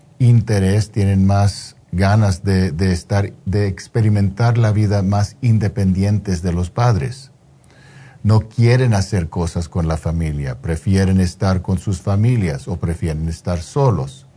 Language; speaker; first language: Spanish; non-native, fluent; English